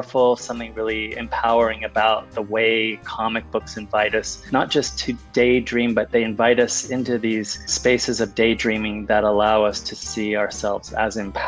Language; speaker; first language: English; early bilingual, other home language; Spanish